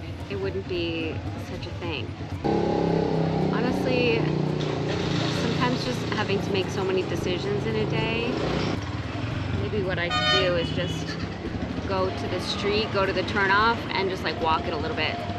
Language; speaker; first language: English; native; English